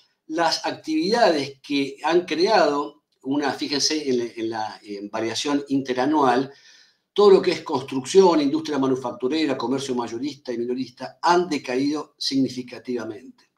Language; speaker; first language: Spanish; native; Spanish